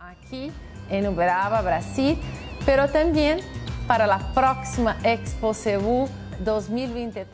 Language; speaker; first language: Spanish; non-native, fluent; Portuguese